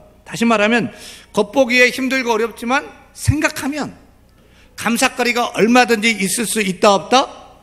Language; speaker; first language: Korean; native; Korean